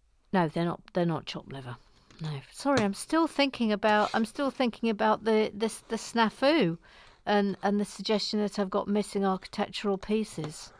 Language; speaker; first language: English; native; English